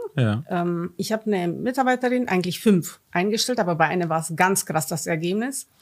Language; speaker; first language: German; non-native, fluent; Romanian